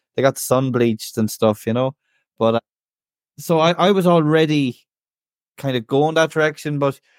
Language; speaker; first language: English; native; English